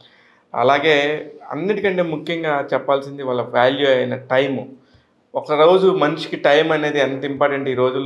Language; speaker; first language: Telugu; native; Telugu